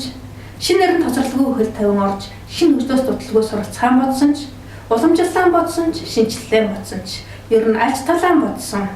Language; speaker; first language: Mongolian; native; Mongolian